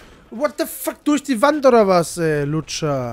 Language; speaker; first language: German; native; German